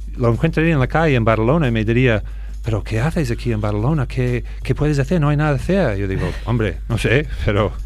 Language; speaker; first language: Spanish; non-native, fluent; English